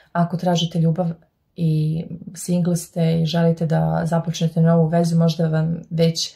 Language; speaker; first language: Serbian; native; Serbian